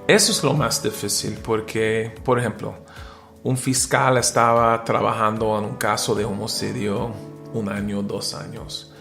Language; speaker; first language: Spanish; non-native, learner; English